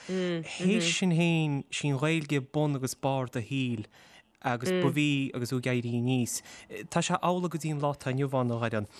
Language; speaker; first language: Irish; native; Irish